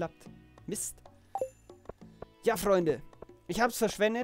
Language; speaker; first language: German; native; German